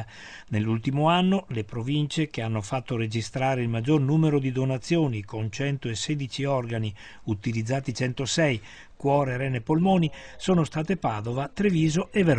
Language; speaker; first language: Italian; native; Italian